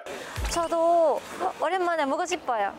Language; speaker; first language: Korean; non-native, learner; Japanese